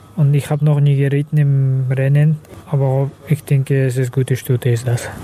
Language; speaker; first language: German; non-native, learner; Kazakh